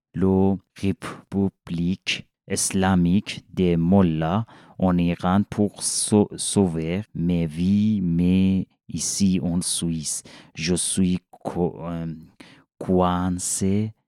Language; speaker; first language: French; non-native, learner; Persian